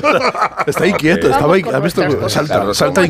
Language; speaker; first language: Spanish; native; Spanish